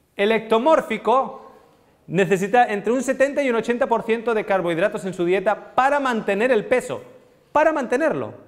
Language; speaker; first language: Spanish; native; Spanish